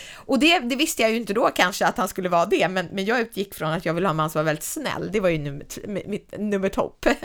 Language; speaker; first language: Swedish; native; Swedish